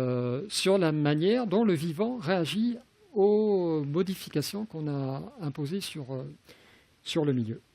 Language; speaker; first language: French; native; French